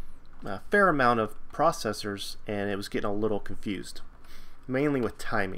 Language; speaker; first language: English; native; English